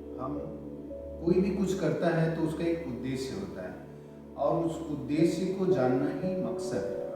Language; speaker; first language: Hindi; native; Hindi